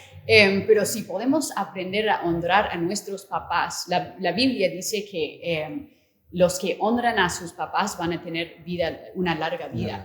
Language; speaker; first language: Spanish; non-native, fluent; English